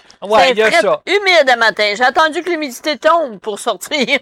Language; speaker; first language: French; native; French